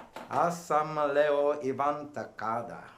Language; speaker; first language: Bulgarian; non-native, learner; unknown